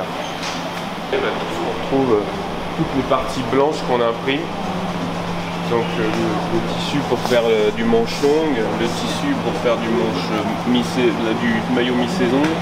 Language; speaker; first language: French; native; French